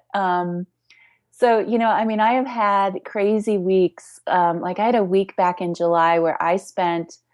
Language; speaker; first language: English; native; English